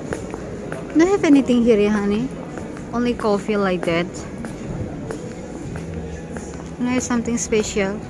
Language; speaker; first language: English; non-native, learner; Indonesian